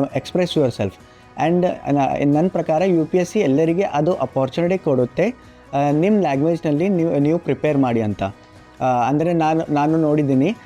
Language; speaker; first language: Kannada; non-native, local second language; Urdu